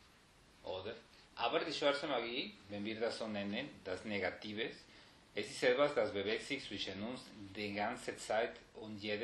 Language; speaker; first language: German; non-native, fluent; Spanish